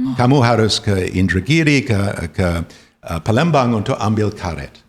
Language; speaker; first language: Indonesian; non-native, fluent; English